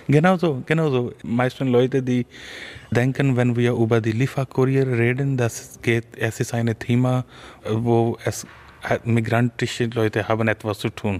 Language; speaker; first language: German; non-native, learner; Urdu